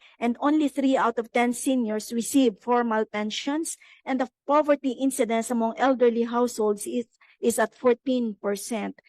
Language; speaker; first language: English; non-native, local second language; Filipino